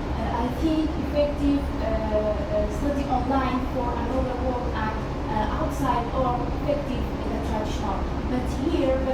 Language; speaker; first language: English; non-native, learner; Kurdish